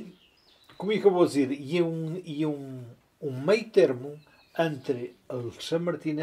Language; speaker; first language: Portuguese; non-native, local second language; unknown